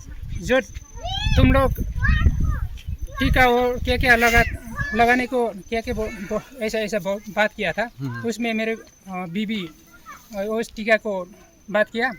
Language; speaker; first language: Hindi; non-native, local second language; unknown